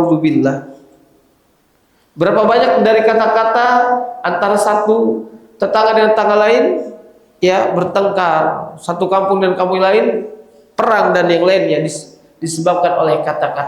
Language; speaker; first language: Indonesian; native; Indonesian